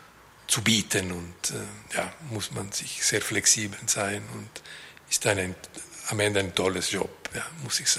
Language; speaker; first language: German; non-native, local second language; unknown